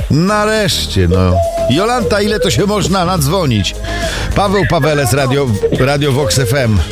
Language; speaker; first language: Polish; native; Polish